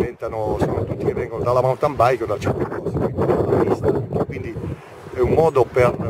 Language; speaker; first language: Italian; native; Italian